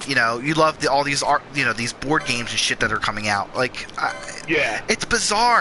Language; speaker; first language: English; native; English